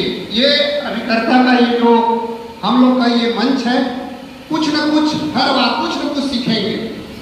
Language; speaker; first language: Hindi; native; Hindi